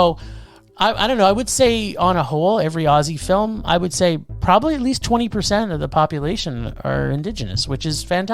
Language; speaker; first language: English; native; English